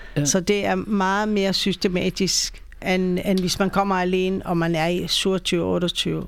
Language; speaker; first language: Danish; non-native, fluent; Hebrew